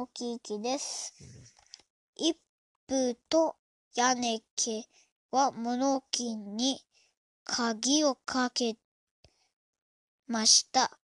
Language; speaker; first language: Japanese; non-native, learner; Indonesian